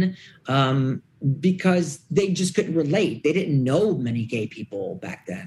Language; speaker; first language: English; native; English